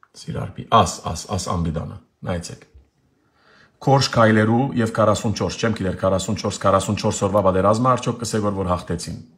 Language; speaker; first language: Armenian; early bilingual, heritage; Armenian